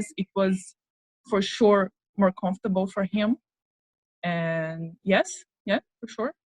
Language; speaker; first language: English; non-native, fluent; Portuguese